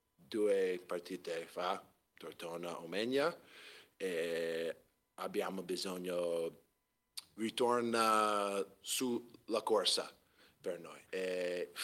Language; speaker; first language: Italian; non-native, learner; English